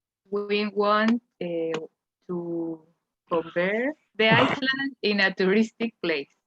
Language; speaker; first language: English; non-native, learner; Spanish